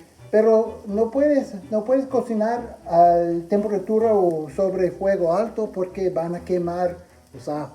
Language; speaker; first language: Spanish; non-native, fluent; English